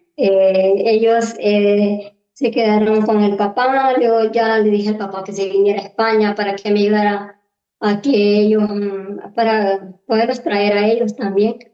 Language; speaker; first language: Spanish; native; Spanish